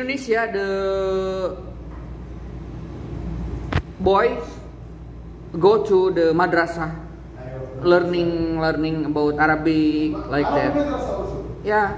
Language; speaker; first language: English; non-native, learner; Indonesian